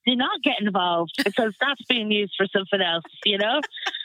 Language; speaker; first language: English; native; English